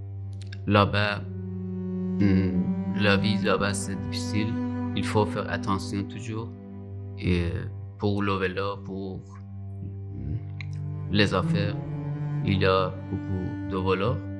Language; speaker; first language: French; non-native, learner; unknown